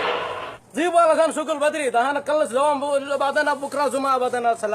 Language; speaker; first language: Arabic; non-native, learner; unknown